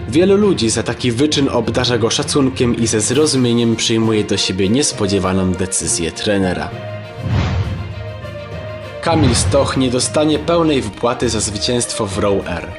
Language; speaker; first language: Polish; native; Polish